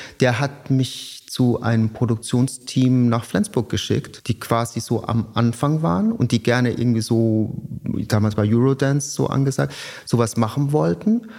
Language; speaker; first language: German; native; German